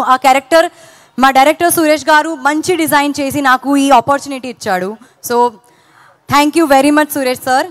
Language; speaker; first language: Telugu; non-native, learner; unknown